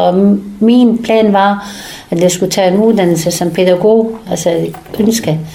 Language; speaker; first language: Danish; non-native, fluent; Persian